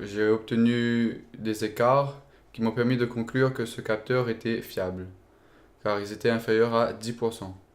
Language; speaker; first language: French; native; French